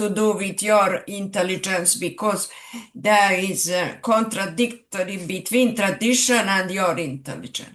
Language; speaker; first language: English; non-native, fluent; Serbian